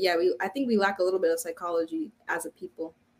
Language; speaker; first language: English; early bilingual, other home language; Haitian Creole